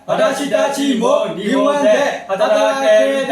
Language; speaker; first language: Japanese; non-native, learner; Burmese